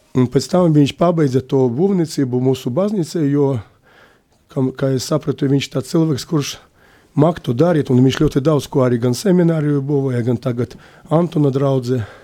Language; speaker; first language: Latvian; non-native, local second language; Russian